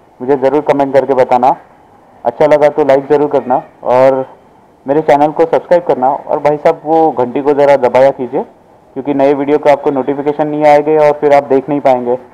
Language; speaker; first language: Hindi; non-native, local second language; Marathi